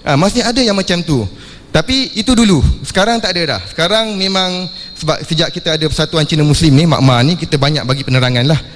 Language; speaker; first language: Malay; non-native, local second language; Chinese